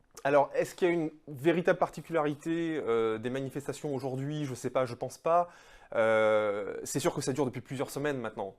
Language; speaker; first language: French; native; French